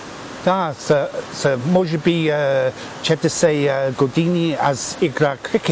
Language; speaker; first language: Bulgarian; non-native, learner; English